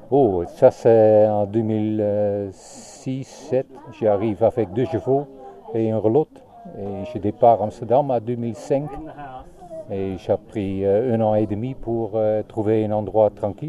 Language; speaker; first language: French; non-native, learner; Dutch